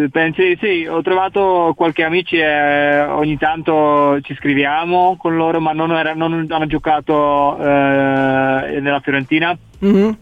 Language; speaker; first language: Italian; non-native, learner; Czech